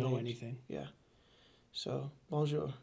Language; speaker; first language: English; native; English